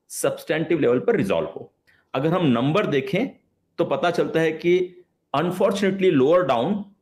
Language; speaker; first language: Hindi; non-native, local second language; Marathi